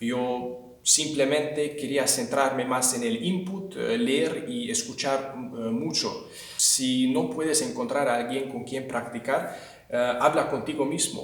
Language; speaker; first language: Spanish; non-native, fluent; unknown